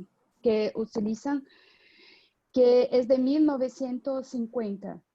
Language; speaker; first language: Spanish; non-native, fluent; Portuguese